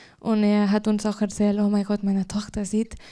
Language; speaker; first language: German; non-native, fluent; Spanish